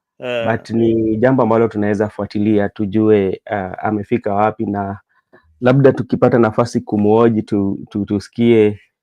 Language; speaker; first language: Swahili; non-native, local second language; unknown